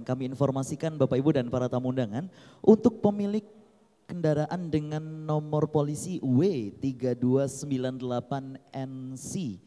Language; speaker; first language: Indonesian; native; Indonesian